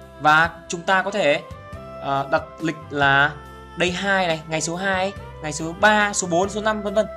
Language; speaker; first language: Vietnamese; native; Vietnamese